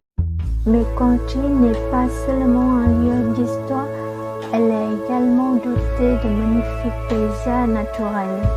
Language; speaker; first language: French; non-native, fluent; Vietnamese